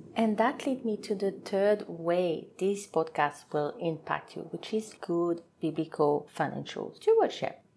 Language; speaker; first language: English; non-native, fluent; French